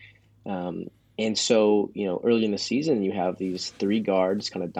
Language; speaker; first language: English; native; English